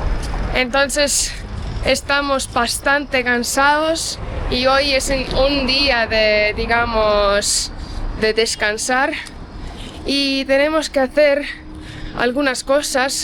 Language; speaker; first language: Spanish; non-native, fluent; Portuguese